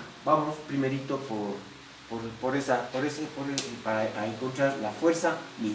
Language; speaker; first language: Spanish; native; Spanish